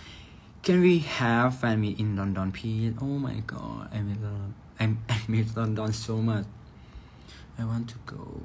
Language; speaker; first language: English; non-native, learner; Thai